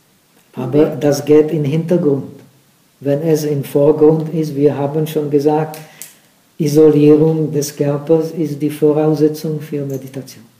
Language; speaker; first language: German; non-native, fluent; Czech